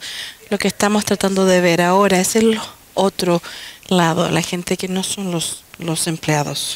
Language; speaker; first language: Spanish; non-native, fluent; English